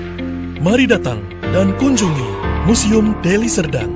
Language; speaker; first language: Indonesian; native; Indonesian